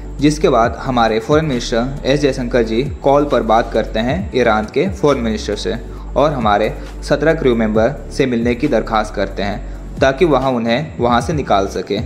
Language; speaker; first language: Hindi; native; Hindi